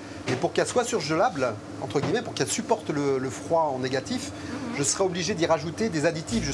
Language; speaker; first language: French; native; French